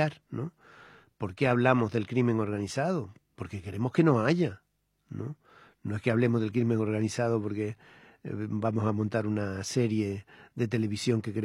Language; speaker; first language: Spanish; native; Spanish